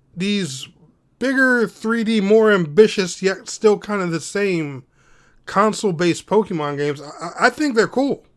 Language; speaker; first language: English; native; English